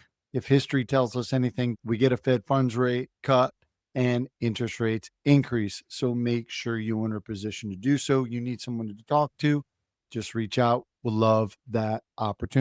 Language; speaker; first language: English; native; English